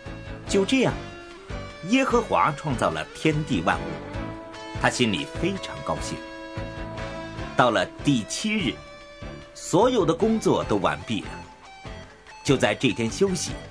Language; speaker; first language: Chinese; native; Chinese